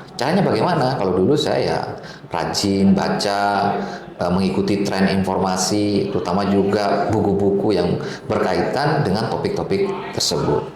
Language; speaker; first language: Indonesian; non-native, local second language; Madurese